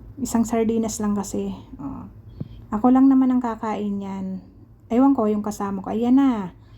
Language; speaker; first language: Filipino; native; Filipino